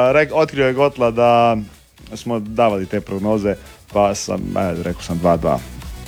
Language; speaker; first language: Serbian; native; Serbian